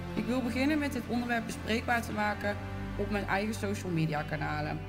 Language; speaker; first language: Dutch; native; Dutch